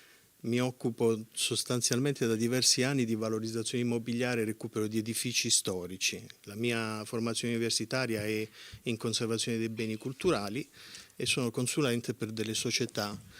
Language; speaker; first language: Italian; native; Italian